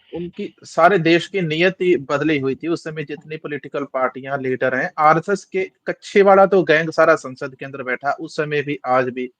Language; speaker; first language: Hindi; non-native, local second language; Punjabi